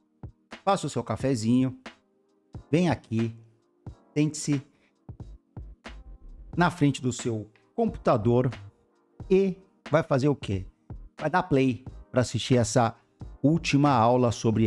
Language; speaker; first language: Portuguese; native; Portuguese